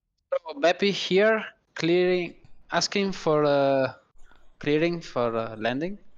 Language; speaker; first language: English; non-native, learner; Italian